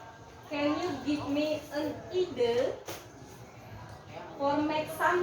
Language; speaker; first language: English; non-native, learner; Indonesian